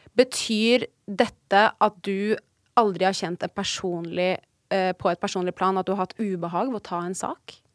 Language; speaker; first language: Norwegian; native; Norwegian